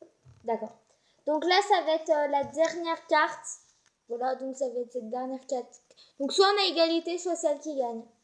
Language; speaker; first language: French; native; French